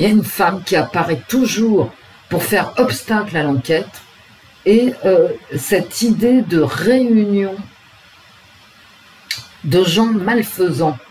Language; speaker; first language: French; native; French